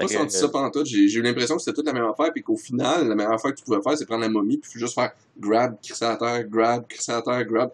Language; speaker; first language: French; native; French